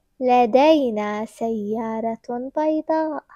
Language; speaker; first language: Arabic; non-native, fluent; English